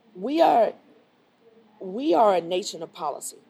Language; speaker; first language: English; native; English